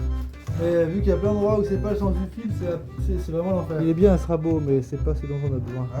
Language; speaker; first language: French; native; French